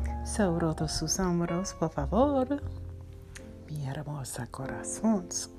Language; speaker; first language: Spanish; non-native, learner; English